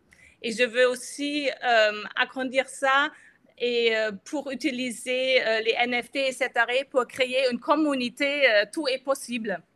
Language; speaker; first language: French; non-native, fluent; German